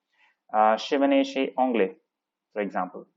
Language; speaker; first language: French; non-native, fluent; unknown